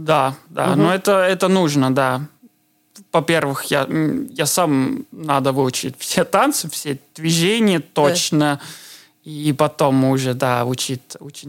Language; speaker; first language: Russian; non-native, learner; Estonian